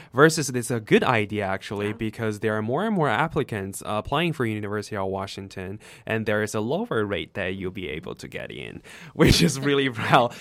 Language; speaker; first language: English; non-native, fluent; Chinese